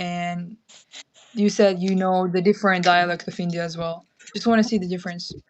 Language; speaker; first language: English; non-native, fluent; Kyrgyz